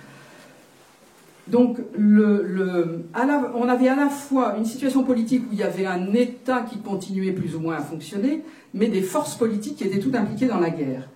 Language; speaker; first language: French; native; French